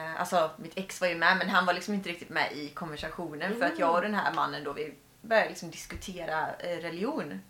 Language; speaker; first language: Swedish; native; Swedish